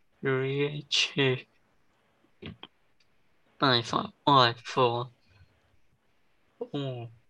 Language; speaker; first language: Chinese; early bilingual, heritage; English